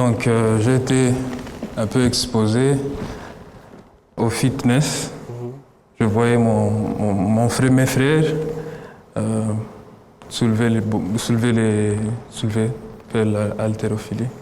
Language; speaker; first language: French; non-native, local second language; Kinyarwanda